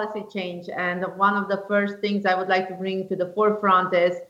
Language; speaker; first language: English; non-native, fluent; Slovenian